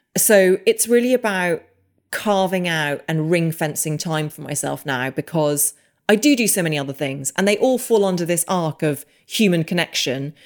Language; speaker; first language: English; native; English